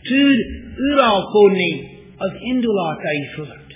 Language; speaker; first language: Hungarian; non-native, fluent; English